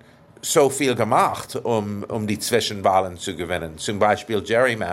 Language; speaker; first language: German; non-native, fluent; English